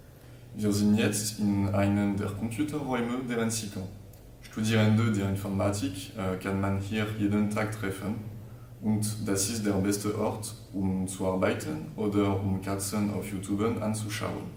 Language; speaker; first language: German; non-native, learner; French